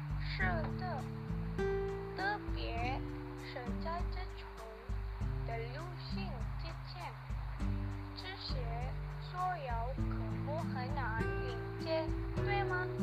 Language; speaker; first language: Chinese; non-native, learner; Indonesian